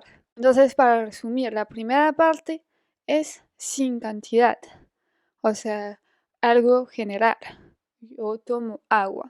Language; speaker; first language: Spanish; non-native, fluent; French